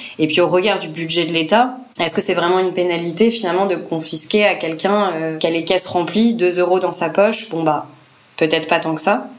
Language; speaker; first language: French; native; French